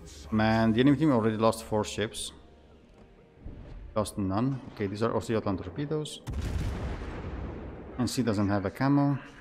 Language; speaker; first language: English; non-native, fluent; Italian